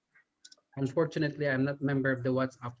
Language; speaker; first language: English; non-native, fluent; Thai